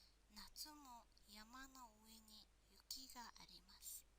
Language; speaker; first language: Japanese; non-native, fluent; Mongolian